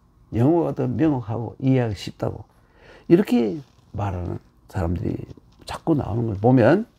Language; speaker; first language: Korean; native; Korean